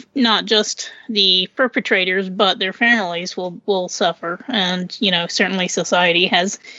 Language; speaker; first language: English; native; English